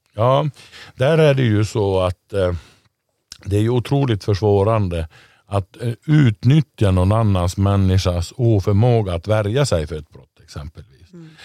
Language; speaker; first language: Swedish; native; Swedish